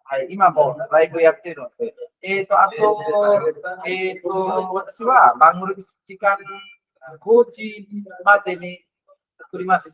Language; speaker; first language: Japanese; non-native, fluent; Bangla